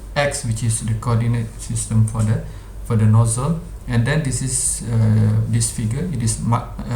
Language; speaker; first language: English; non-native, local second language; Malay